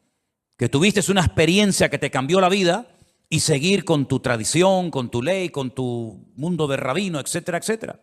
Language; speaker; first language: Spanish; native; Spanish